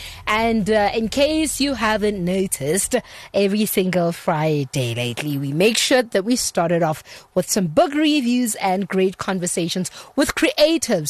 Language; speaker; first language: English; non-native, local second language; Xhosa